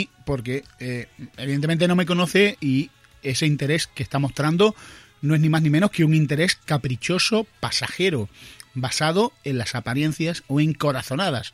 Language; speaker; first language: Spanish; native; Spanish